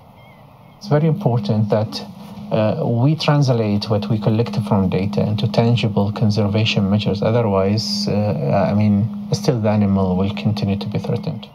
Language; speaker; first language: English; non-native, fluent; Arabic